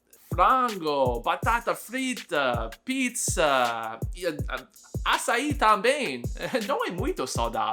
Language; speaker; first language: Portuguese; non-native, learner; English